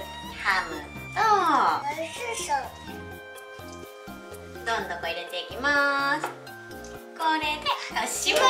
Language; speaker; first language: Japanese; native; Japanese